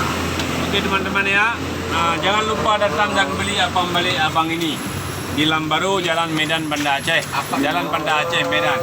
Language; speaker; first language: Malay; non-native, local second language; Achinese